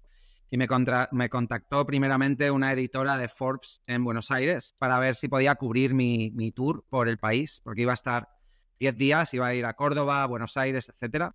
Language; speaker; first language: Spanish; native; Spanish